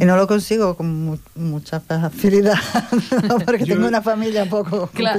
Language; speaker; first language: Spanish; non-native, learner; Italian